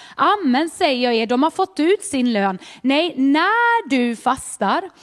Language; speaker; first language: Swedish; native; Swedish